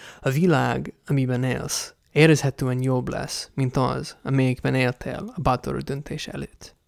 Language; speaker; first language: Hungarian; non-native, fluent; English